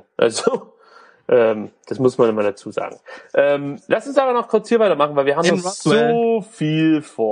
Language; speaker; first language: German; native; German